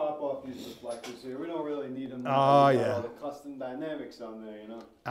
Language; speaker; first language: English; native; English